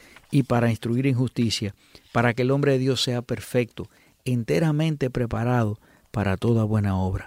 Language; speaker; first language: Spanish; native; Spanish